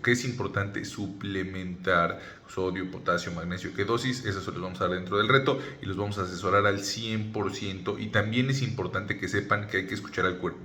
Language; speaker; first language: Spanish; native; Spanish